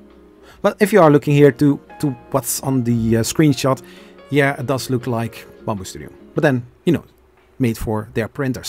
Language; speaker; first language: English; non-native, fluent; Dutch